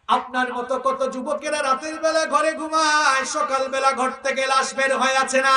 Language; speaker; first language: Bangla; non-native, local second language; Sylheti